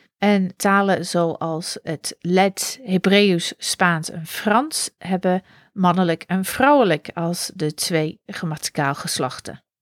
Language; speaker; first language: Dutch; non-native, fluent; English